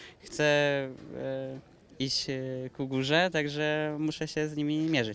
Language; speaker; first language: Polish; native; Polish